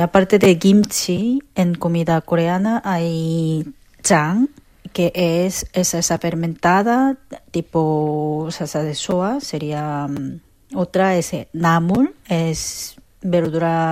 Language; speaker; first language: Spanish; non-native, fluent; Korean